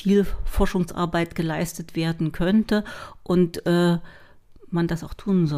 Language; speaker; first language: German; native; German